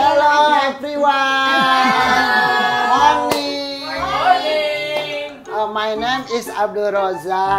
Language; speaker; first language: English; non-native, learner; Indonesian